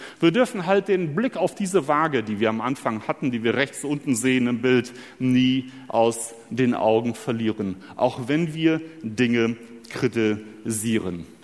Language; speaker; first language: German; early bilingual, other home language; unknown